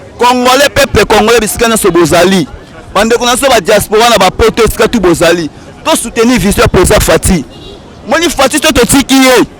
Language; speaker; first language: Lingala; non-native, local second language; Kituba (Democratic Republic of Congo)